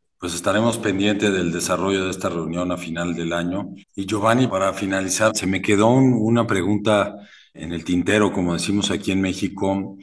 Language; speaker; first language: Spanish; native; Spanish